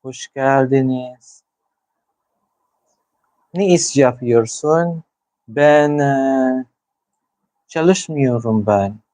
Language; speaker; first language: Turkish; non-native, learner; Filipino